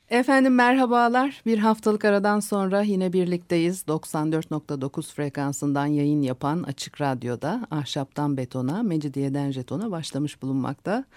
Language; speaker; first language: Turkish; native; Turkish